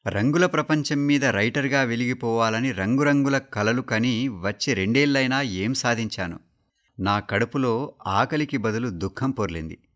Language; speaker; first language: Telugu; native; Telugu